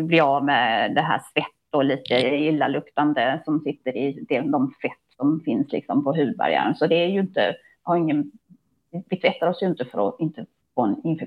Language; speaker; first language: Swedish; native; Swedish